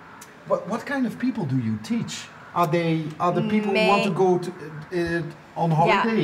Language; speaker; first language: English; non-native, fluent; Dutch